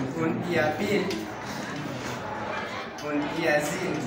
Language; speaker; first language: German; non-native, learner; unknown